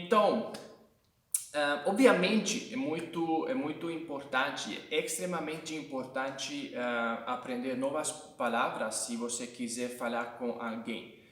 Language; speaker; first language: Portuguese; non-native, fluent; Hungarian